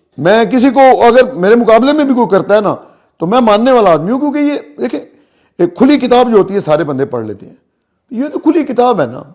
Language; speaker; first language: Urdu; non-native, local second language; Punjabi